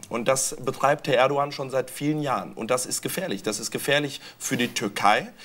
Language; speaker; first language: German; early bilingual, other home language; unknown